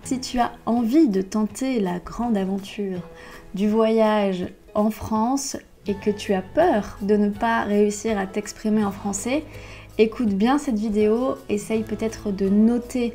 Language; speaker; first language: French; native; French